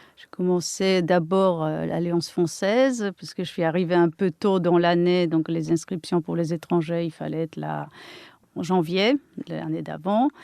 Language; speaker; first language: French; non-native, fluent; Polish